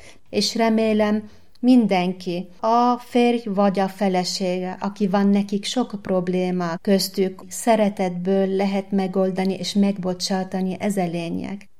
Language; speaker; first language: Hungarian; non-native, learner; Arabic